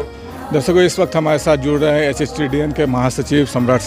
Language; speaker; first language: Hindi; native; Hindi